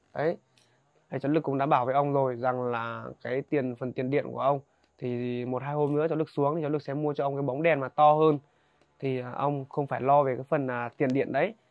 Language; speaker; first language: Vietnamese; non-native, local second language; Hmong